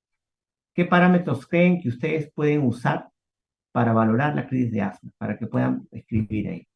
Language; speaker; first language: Spanish; native; Spanish